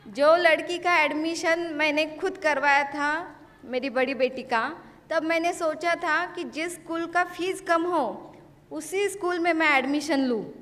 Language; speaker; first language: Hindi; non-native, local second language; Marathi